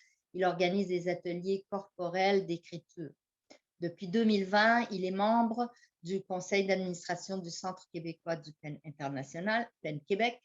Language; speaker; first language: French; early bilingual, heritage; French